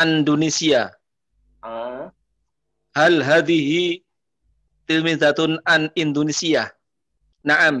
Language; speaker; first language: Arabic; non-native, learner; Indonesian